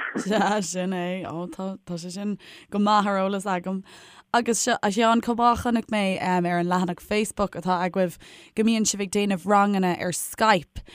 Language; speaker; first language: Irish; native; Irish